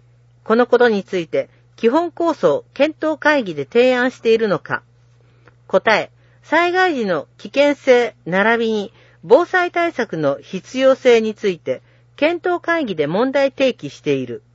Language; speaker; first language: Japanese; native; Japanese